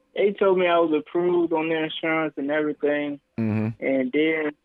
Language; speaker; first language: English; native; English